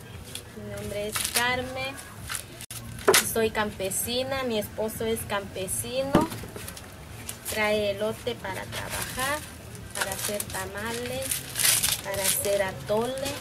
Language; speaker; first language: Spanish; non-native, local second language; Zapotec